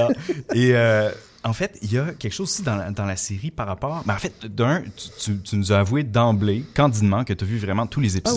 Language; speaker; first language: French; native; French